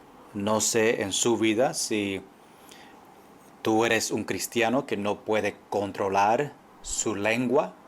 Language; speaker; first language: Spanish; non-native, fluent; English